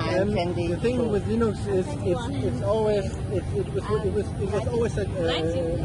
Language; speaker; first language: English; non-native, fluent; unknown